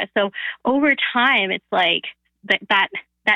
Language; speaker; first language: English; non-native, fluent; Bangla